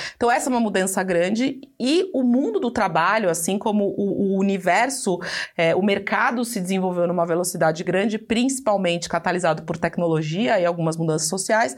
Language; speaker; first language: Portuguese; native; Portuguese